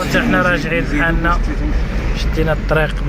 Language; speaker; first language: Arabic; native; Arabic